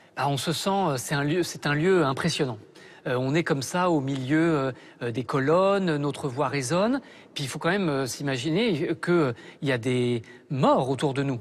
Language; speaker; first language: French; native; French